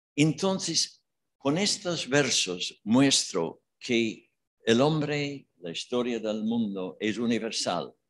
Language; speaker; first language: Spanish; non-native, fluent; English